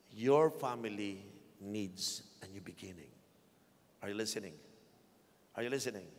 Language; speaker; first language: English; non-native, local second language; Filipino